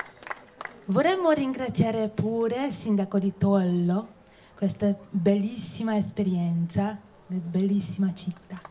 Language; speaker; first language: Italian; non-native, fluent; Hungarian